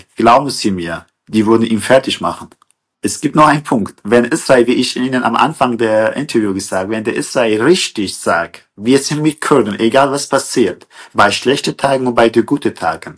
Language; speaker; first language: German; non-native, fluent; Kurdish